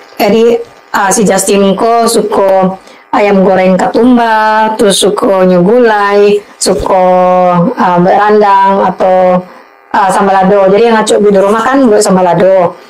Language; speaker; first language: Indonesian; native; Indonesian